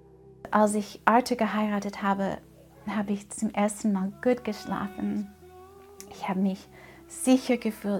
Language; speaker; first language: German; non-native, fluent; English